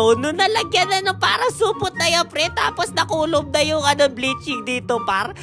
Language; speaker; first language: Filipino; native; Filipino